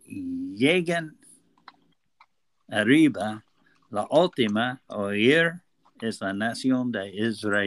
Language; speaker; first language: Spanish; non-native, learner; English